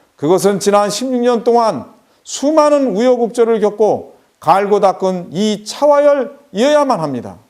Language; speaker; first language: Korean; native; Korean